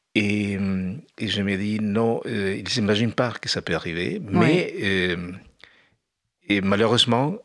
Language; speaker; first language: French; non-native, fluent; Spanish